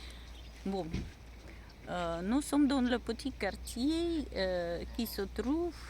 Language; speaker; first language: French; non-native, learner; Russian